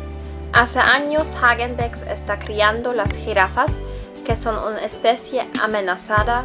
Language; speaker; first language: Spanish; non-native, learner; German